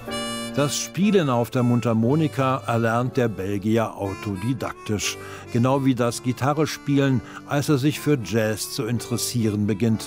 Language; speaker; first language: German; native; German